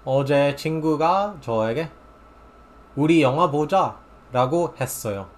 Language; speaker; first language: Korean; non-native, fluent; English